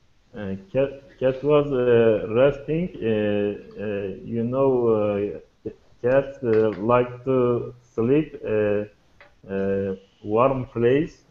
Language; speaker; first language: English; non-native, learner; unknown